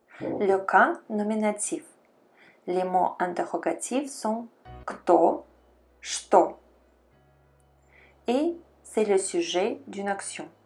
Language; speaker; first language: French; non-native, fluent; Russian